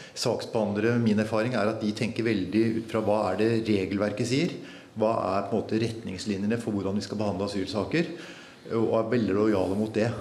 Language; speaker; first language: Norwegian; native; Norwegian